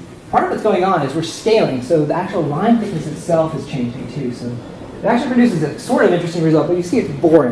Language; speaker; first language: English; native; English